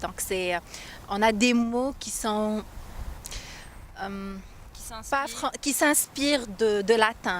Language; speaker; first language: French; non-native, local second language; Arabic